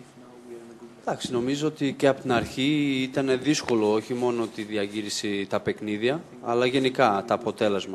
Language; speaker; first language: Greek; non-native, fluent; Portuguese